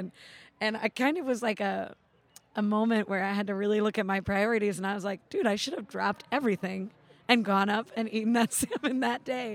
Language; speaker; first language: English; native; English